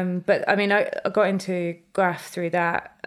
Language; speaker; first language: English; native; English